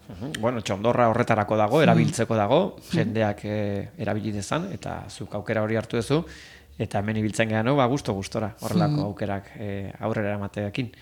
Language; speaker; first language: Basque; native; Basque